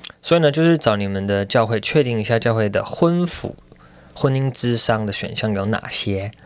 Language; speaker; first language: Chinese; native; Chinese